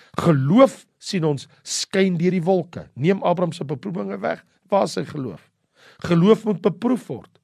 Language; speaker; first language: Afrikaans; native; Afrikaans